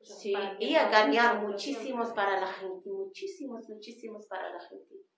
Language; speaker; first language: Spanish; non-native, learner; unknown